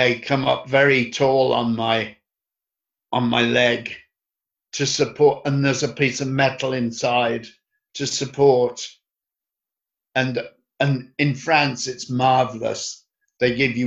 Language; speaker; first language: English; native; English